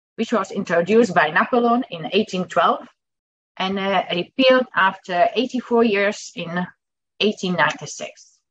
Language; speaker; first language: English; non-native, fluent; Dutch